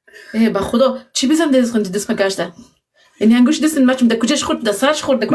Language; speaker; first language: Persian; native; Persian